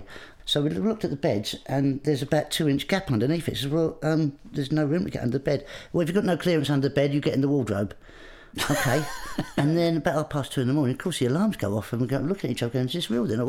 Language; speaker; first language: English; native; English